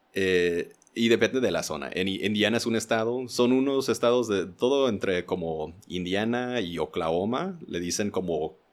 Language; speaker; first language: Spanish; early bilingual, heritage; Spanish